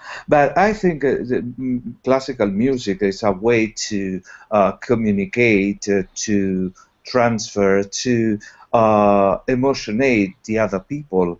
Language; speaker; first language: English; non-native, learner; Italian